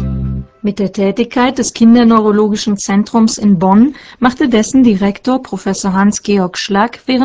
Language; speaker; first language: German; native; German